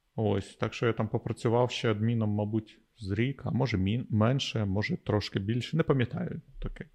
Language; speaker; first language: Ukrainian; non-native, local second language; Russian